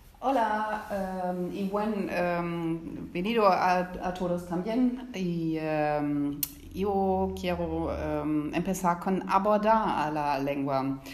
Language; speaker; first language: Spanish; non-native, learner; German